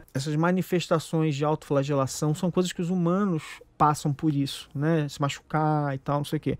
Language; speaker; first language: Portuguese; native; Portuguese